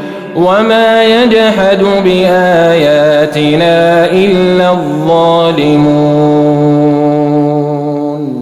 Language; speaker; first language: Arabic; native; Arabic